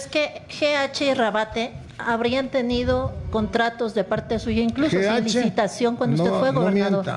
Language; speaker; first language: Spanish; native; Spanish